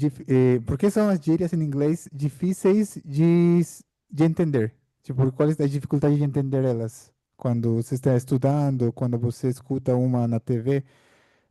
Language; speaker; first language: Portuguese; non-native, fluent; Spanish